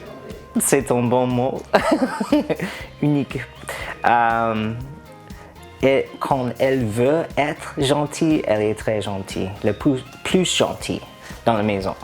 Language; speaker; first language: French; non-native, learner; English